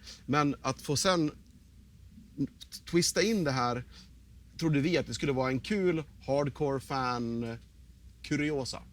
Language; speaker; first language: Swedish; native; Swedish